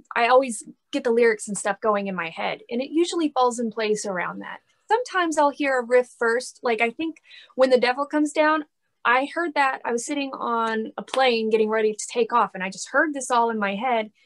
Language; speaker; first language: English; native; English